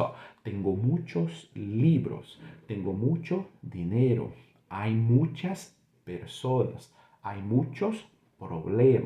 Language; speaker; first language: Spanish; non-native, fluent; Portuguese